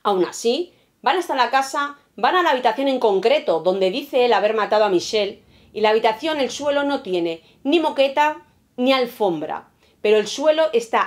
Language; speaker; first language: Spanish; native; Spanish